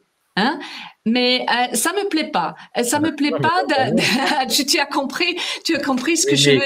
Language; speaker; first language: French; non-native, fluent; German